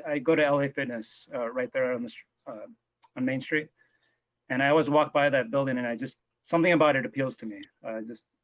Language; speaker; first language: English; native; English